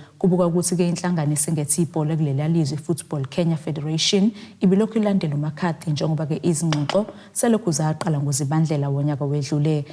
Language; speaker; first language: Zulu; native; Zulu